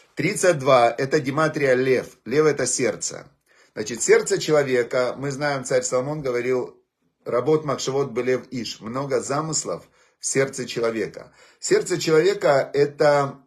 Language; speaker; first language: Russian; native; Russian